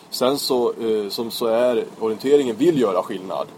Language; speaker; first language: Swedish; native; Swedish